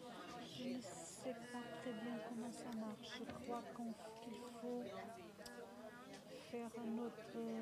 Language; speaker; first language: French; non-native, fluent; Portuguese